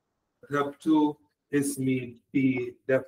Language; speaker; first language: Arabic; non-native, learner; English